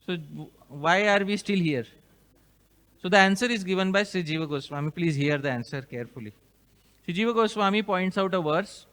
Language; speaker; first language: English; non-native, local second language; Hindi